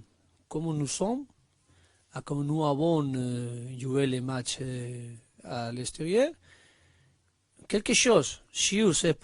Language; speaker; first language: French; non-native, learner; Spanish